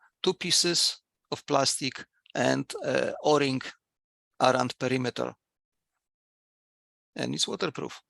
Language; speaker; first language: English; non-native, fluent; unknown